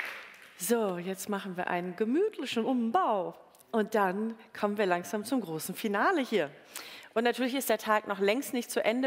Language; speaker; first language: German; native; German